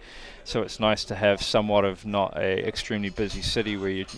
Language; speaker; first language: English; native; English